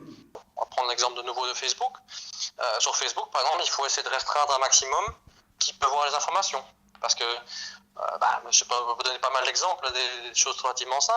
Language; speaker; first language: French; native; French